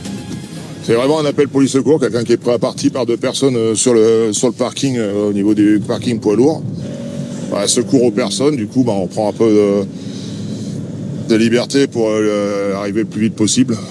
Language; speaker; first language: French; native; French